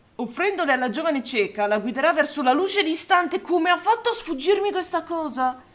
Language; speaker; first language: Italian; native; Italian